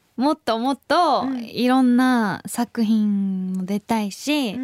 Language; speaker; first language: Japanese; non-native, fluent; Korean